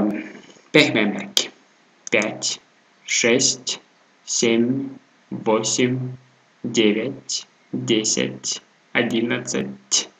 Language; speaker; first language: Finnish; non-native, fluent; Russian